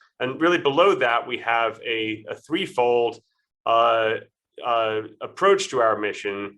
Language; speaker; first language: English; native; English